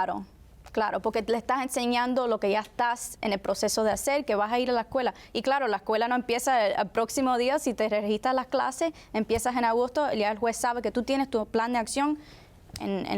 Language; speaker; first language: Spanish; early bilingual, heritage; Spanish